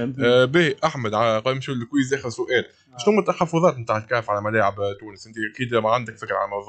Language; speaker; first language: Arabic; native; Arabic